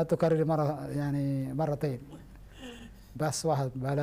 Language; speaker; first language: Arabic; non-native, fluent; Indonesian